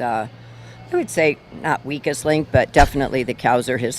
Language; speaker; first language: English; native; English